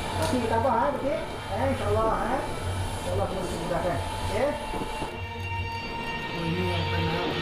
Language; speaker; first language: Malay; non-native, learner; Filipino